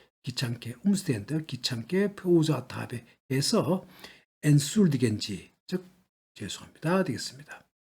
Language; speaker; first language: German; non-native, learner; Korean